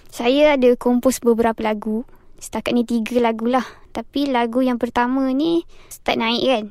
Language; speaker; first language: Malay; native; Malay